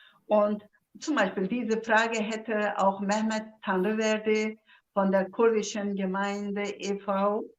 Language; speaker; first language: German; non-native, fluent; Zaza